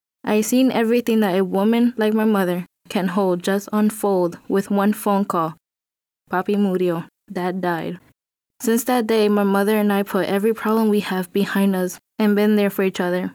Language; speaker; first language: English; early bilingual, other home language; Spanish